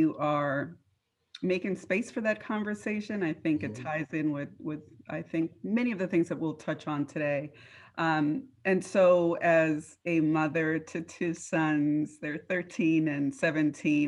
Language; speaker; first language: English; non-native, fluent; Spanish